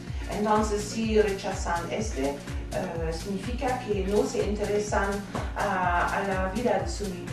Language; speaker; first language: Spanish; non-native, fluent; German